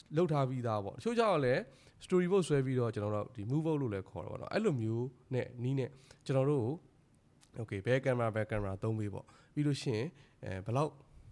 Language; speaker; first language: Burmese; native; Burmese